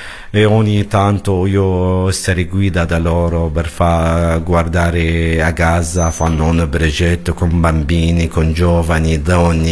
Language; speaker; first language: Italian; non-native, learner; Arabic